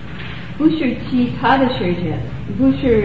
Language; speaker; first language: Chinese; non-native, learner; English